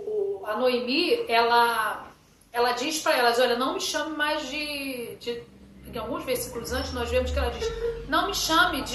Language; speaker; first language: Portuguese; native; Portuguese